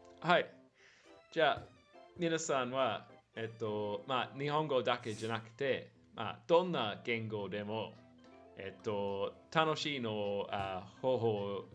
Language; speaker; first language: Japanese; non-native, learner; English